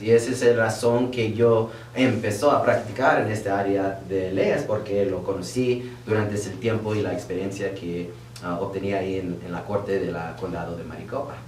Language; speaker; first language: Spanish; early bilingual, heritage; Spanish